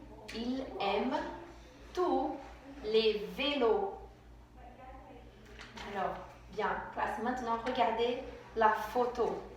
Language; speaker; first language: French; non-native, fluent; English